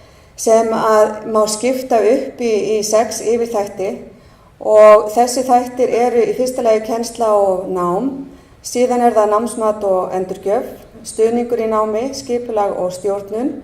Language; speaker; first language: Icelandic; native; Icelandic